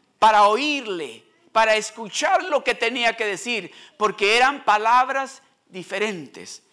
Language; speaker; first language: Spanish; early bilingual, heritage; Spanish